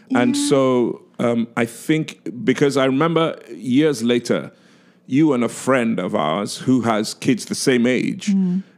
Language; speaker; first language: English; non-native, local second language; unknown